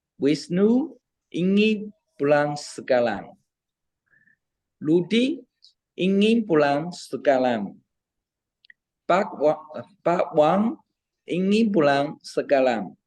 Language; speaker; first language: Indonesian; non-native, learner; Chinese